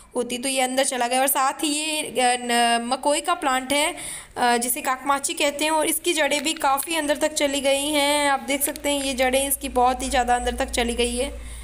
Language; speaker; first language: Hindi; native; Hindi